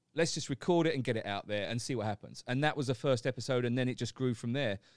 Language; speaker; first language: English; native; English